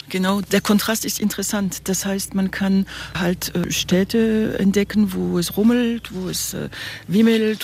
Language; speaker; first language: German; non-native, local second language; French